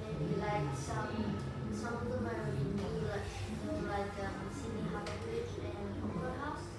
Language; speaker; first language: English; non-native, learner; Vietnamese